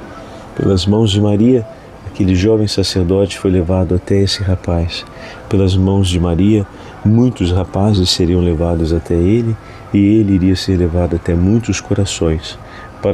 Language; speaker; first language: Portuguese; native; Portuguese